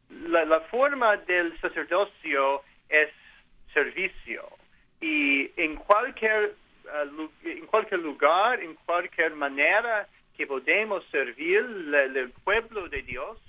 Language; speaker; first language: Spanish; non-native, learner; English